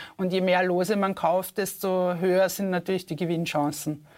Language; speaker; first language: German; native; German